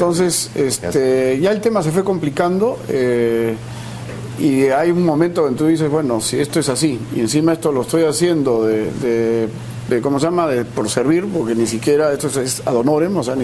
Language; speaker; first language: Spanish; native; Spanish